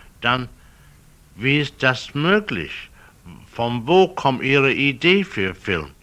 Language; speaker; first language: German; non-native, learner; English